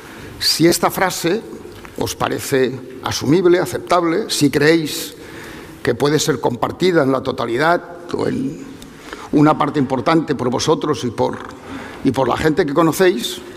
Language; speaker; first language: Spanish; native; Spanish